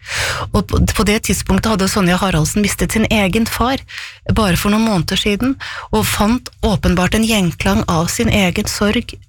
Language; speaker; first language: Norwegian; native; Norwegian